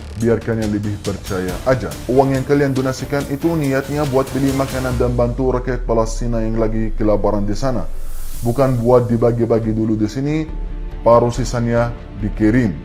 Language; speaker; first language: Indonesian; non-native, fluent; Arabic